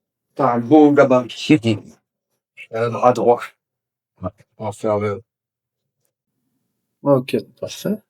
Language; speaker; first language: French; native; French